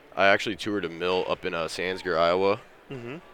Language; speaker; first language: English; native; English